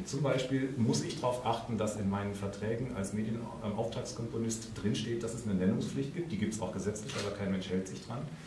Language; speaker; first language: German; native; German